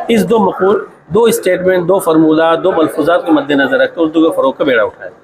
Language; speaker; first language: Hindi; non-native, local second language; Urdu